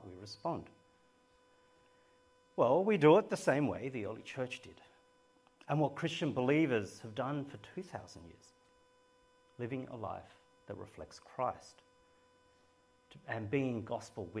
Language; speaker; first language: English; native; English